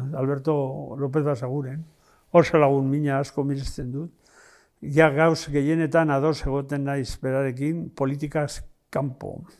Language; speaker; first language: Basque; non-native, local second language; Spanish